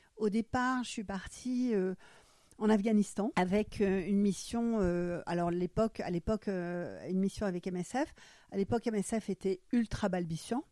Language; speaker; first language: French; non-native, fluent; German